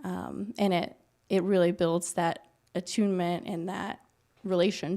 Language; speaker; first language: English; native; English